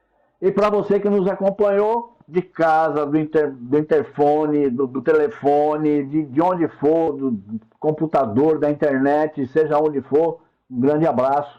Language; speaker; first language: Portuguese; native; Portuguese